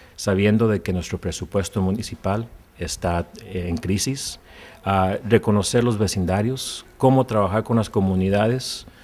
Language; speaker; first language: Spanish; early bilingual, heritage; Spanish